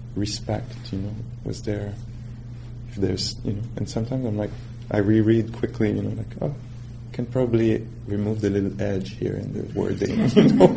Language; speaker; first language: English; non-native, fluent; French